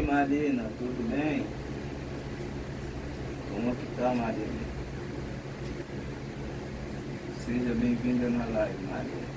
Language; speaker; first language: Portuguese; non-native, learner; Haitian Creole